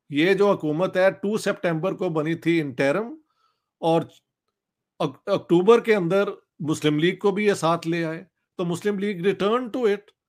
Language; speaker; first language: Urdu; non-native, local second language; Punjabi